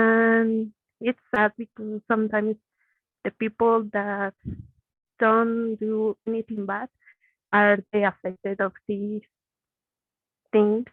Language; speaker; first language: English; non-native, learner; Spanish